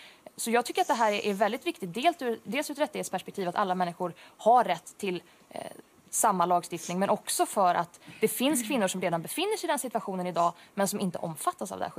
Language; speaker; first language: Swedish; native; Swedish